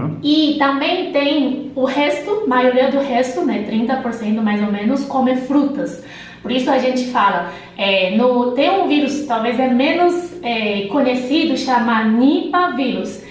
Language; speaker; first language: Portuguese; non-native, fluent; Chinese